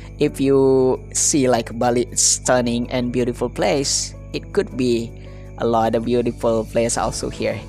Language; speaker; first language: English; non-native, learner; Indonesian